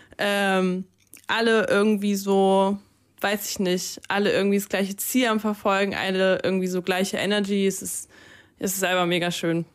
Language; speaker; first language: German; early bilingual, other home language; Russian